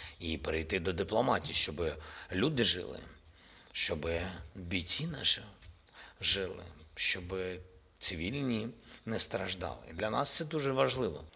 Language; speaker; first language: Ukrainian; non-native, local second language; Russian